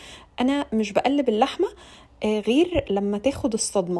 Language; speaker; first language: Arabic; native; Arabic